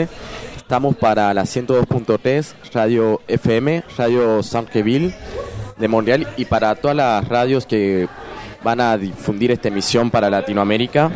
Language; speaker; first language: Spanish; native; Spanish